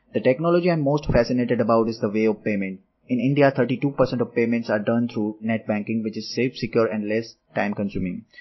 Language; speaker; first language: English; non-native, local second language; Gujarati